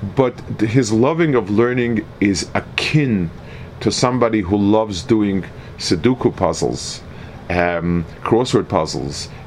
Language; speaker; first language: English; native; English